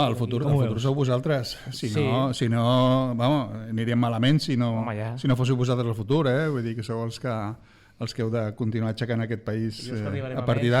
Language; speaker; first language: Catalan; native; Catalan